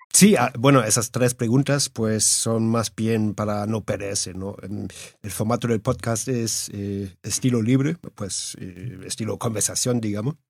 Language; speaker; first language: Spanish; early bilingual, heritage; Spanish